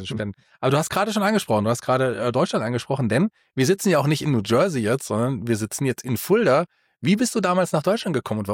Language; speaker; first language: German; native; German